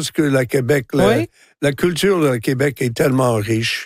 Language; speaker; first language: French; non-native, local second language; English